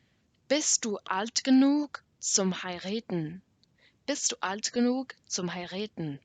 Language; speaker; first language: German; non-native, learner; English